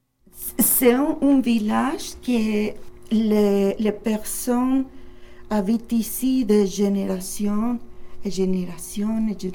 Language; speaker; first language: French; non-native, learner; Spanish